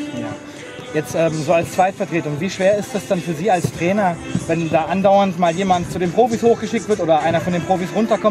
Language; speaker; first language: German; native; German